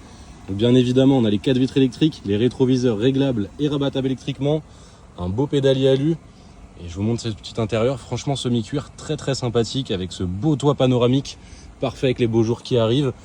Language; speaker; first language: French; native; French